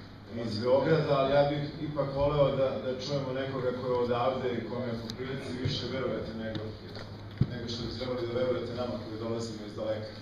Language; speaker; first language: Serbian; native; Serbian